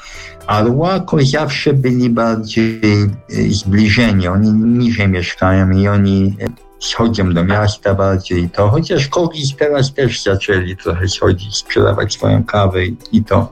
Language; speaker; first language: Polish; early bilingual, heritage; Polish